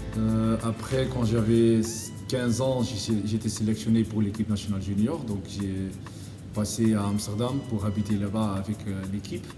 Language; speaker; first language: French; non-native, learner; Dutch